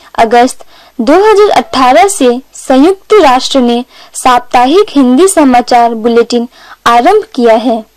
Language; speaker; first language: Hindi; native; Hindi